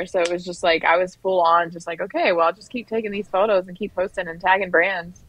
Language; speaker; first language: English; native; English